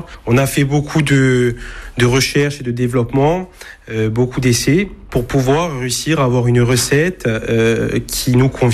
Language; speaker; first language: French; native; French